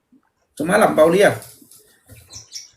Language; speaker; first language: Indonesian; native; Indonesian